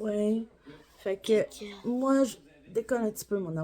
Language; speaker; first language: French; native; French